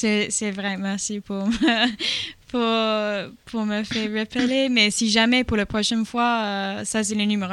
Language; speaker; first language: French; non-native, learner; English